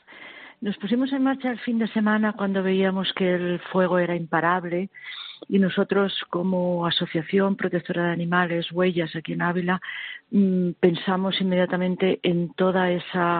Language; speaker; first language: Spanish; native; Spanish